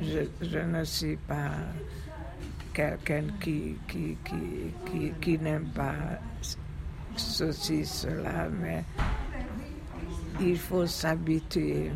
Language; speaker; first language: French; non-native, fluent; Hungarian